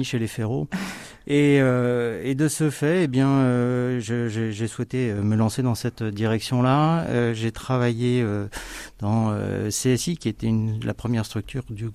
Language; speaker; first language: French; native; French